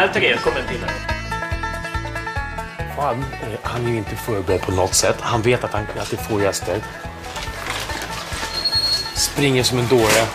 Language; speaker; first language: Swedish; native; Swedish